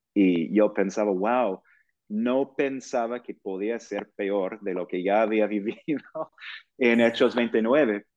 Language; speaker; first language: Spanish; non-native, fluent; English